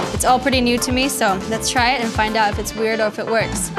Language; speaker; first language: English; non-native, local second language; Cantonese